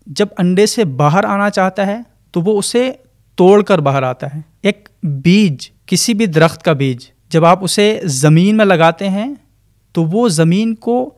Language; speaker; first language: Urdu; native; Urdu